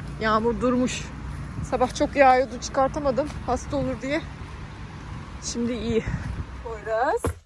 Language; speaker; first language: Turkish; early bilingual, other home language; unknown